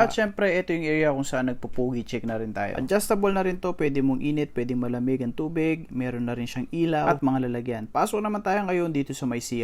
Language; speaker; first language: Filipino; native; Filipino